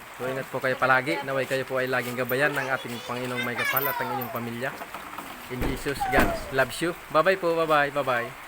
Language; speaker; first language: Filipino; non-native, local second language; Bikol